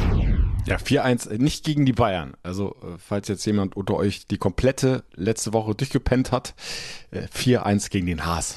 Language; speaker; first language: German; native; German